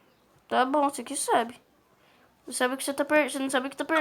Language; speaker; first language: Portuguese; native; Portuguese